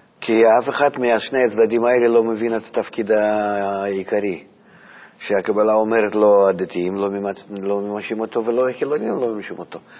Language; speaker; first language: Hebrew; non-native, fluent; Russian